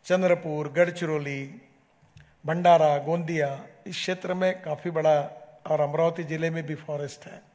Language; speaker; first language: Hindi; non-native, local second language; Marathi